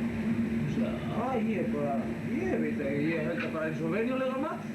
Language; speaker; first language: Icelandic; non-native, learner; Spanish